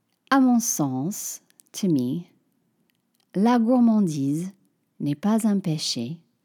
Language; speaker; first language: French; non-native, fluent; English